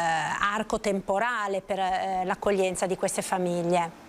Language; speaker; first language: Italian; native; Italian